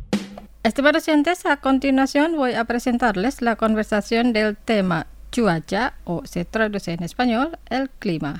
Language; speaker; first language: Spanish; non-native, fluent; Indonesian